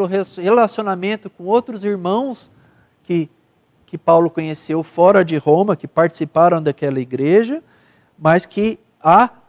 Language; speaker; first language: Portuguese; native; Portuguese